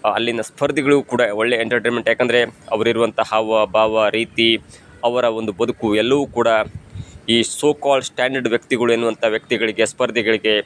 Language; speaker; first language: Kannada; native; Kannada